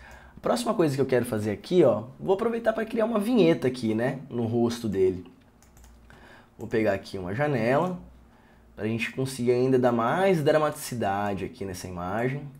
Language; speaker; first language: Portuguese; native; Portuguese